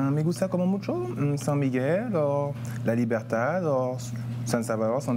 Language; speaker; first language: Spanish; non-native, fluent; French